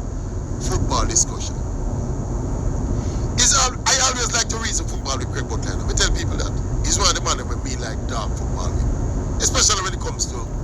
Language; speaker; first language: English; non-native, local second language; Jamaican Creole English